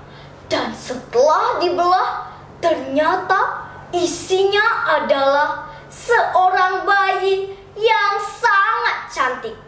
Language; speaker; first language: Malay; non-native, local second language; Balinese